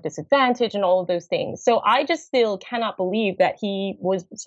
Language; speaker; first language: English; native; English